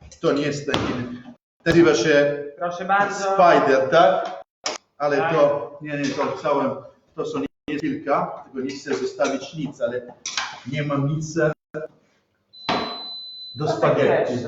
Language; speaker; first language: Polish; non-native, learner; Italian